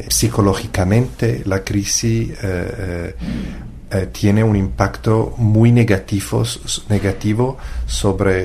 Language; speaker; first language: Spanish; non-native, fluent; Italian